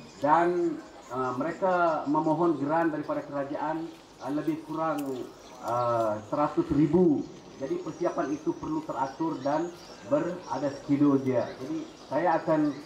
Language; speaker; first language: Malay; non-native, local second language; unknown